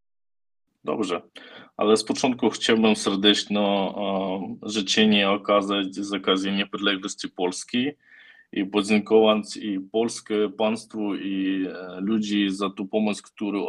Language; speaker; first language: Polish; non-native, learner; Ukrainian